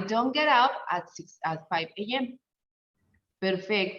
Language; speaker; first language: English; non-native, learner; Spanish